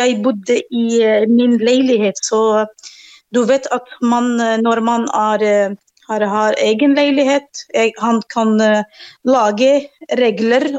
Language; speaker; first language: Norwegian; non-native, learner; Arabic